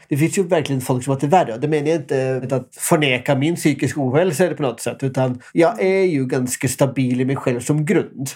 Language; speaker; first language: Swedish; non-native, fluent; Norwegian